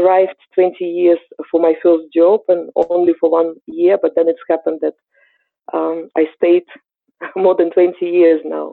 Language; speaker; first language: English; non-native, fluent; Ukrainian